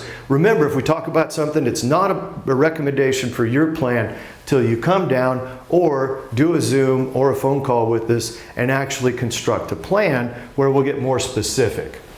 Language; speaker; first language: English; native; English